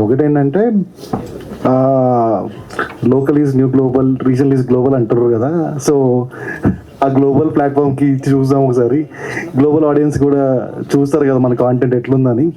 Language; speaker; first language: Telugu; native; Telugu